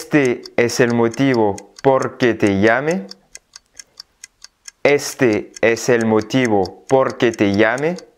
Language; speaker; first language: Spanish; non-native, fluent; French